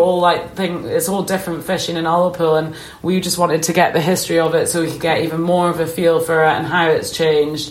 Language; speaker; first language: English; native; English